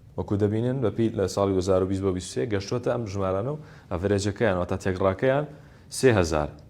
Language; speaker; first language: Central Kurdish; native; Central Kurdish